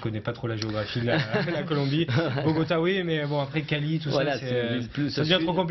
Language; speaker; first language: French; native; French